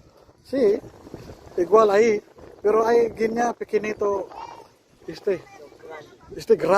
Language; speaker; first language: Spanish; non-native, learner; Filipino